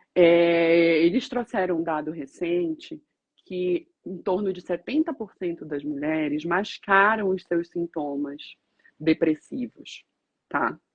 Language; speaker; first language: Portuguese; native; Portuguese